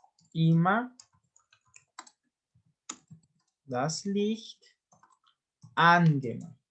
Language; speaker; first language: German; non-native, learner; Spanish